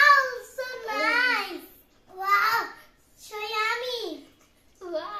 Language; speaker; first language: English; non-native, learner; Bangla